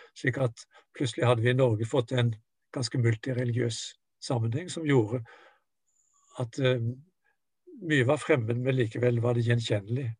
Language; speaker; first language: Norwegian; native; Norwegian